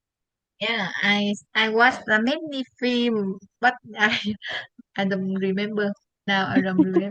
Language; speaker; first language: English; non-native, learner; Vietnamese